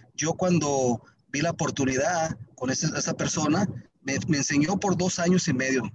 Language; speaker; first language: Spanish; early bilingual, heritage; Spanish